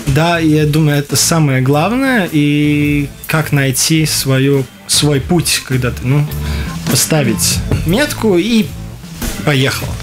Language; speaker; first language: Russian; non-native, local second language; Latvian